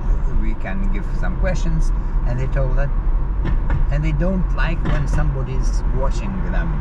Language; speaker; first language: English; non-native, learner; Lithuanian